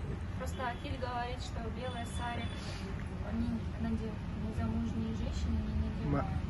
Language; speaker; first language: Russian; native; Russian